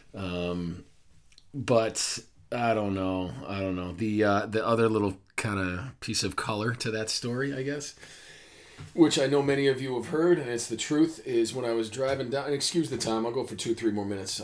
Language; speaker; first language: English; native; English